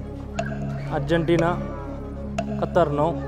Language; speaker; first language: English; non-native, local second language; Telugu